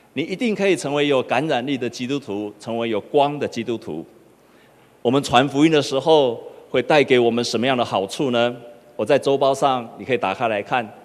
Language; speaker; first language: Chinese; native; Chinese